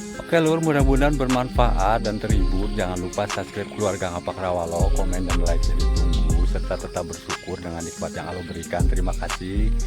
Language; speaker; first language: Indonesian; non-native, local second language; Javanese